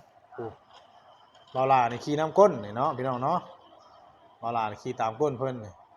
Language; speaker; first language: Thai; non-native, local second language; Lao